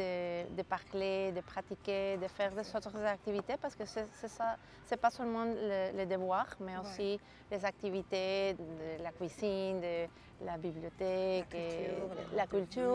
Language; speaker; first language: French; non-native, fluent; Spanish